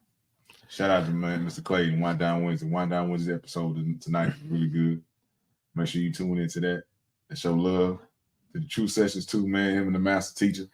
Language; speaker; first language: English; native; English